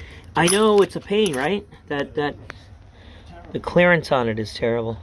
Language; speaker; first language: English; native; English